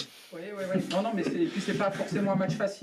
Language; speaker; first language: French; native; French